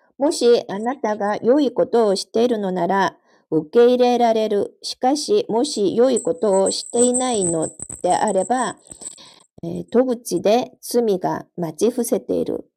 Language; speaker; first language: Japanese; non-native, fluent; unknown